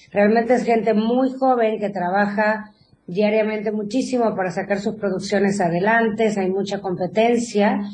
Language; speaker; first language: Spanish; native; Spanish